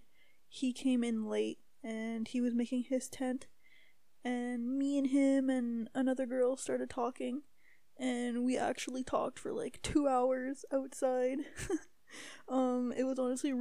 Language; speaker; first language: English; native; English